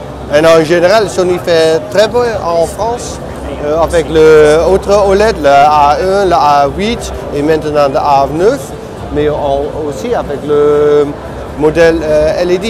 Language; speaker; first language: French; non-native, learner; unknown